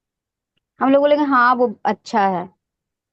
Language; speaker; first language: Hindi; non-native, local second language; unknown